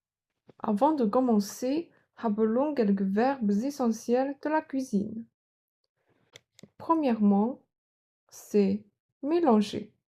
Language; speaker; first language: French; non-native, fluent; Chinese